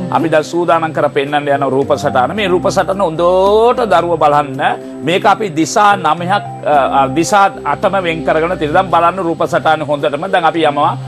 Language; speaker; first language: Sinhala; non-native, local second language; Tamil